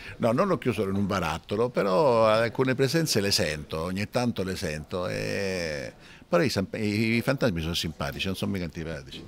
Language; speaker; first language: Italian; native; Italian